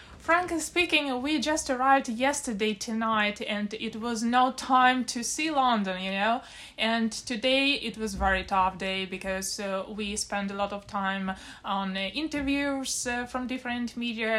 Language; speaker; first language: English; non-native, fluent; Ukrainian